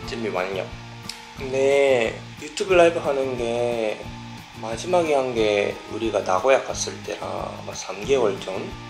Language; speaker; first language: Korean; non-native, fluent; Japanese